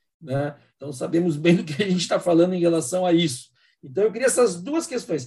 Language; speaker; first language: Portuguese; native; Portuguese